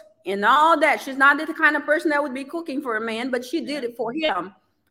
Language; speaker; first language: English; non-native, fluent; Portuguese